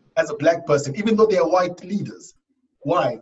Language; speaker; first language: English; non-native, local second language; Shona